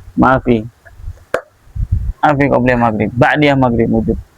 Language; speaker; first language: Arabic; non-native, fluent; Indonesian